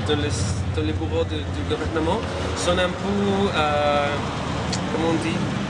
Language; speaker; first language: French; non-native, fluent; Spanish